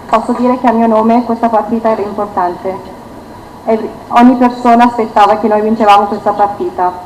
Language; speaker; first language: Italian; non-native, fluent; Turkish